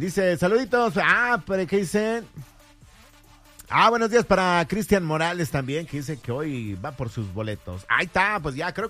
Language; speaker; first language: Spanish; native; Spanish